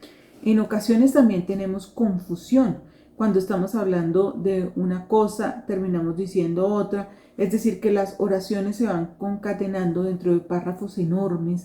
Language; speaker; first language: Spanish; native; Spanish